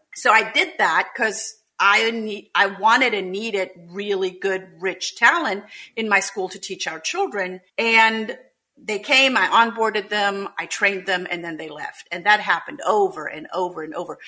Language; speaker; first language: English; non-native, fluent; German